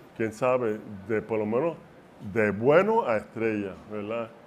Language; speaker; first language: Spanish; early bilingual, heritage; Spanish